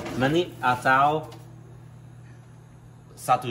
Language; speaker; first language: Indonesian; non-native, learner; English